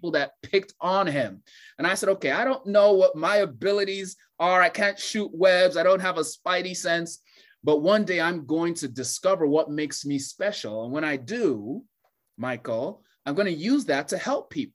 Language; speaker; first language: English; non-native, local second language; Yoruba